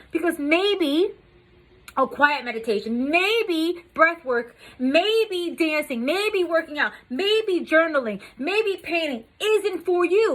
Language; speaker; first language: English; native; English